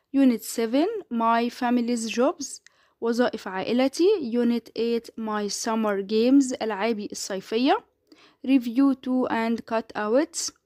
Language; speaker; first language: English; non-native, fluent; Arabic